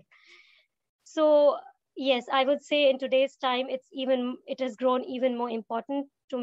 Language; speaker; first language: English; non-native, local second language; Hindi